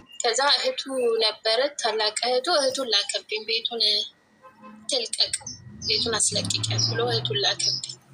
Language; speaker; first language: Amharic; native; Amharic